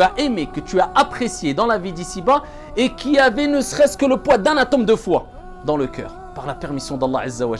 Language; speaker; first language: French; native; French